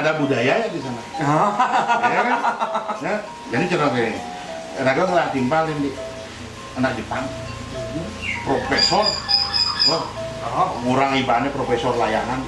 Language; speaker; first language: Indonesian; non-native, local second language; Balinese